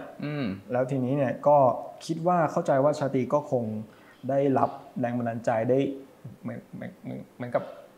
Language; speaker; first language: Thai; native; Thai